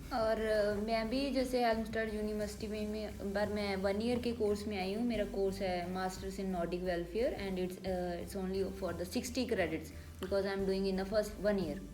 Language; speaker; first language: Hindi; non-native, local second language; Punjabi